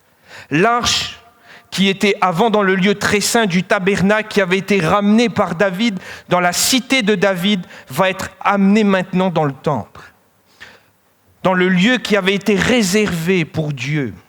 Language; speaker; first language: French; native; French